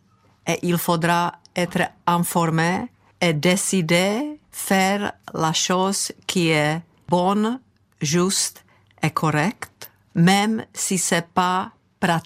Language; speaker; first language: French; non-native, fluent; Czech